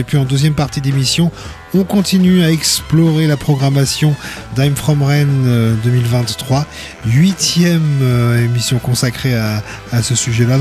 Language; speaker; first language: French; native; French